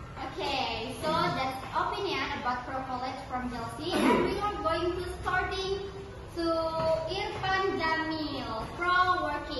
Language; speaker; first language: English; non-native, learner; Indonesian